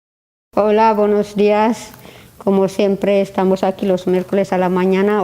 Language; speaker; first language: Spanish; non-native, learner; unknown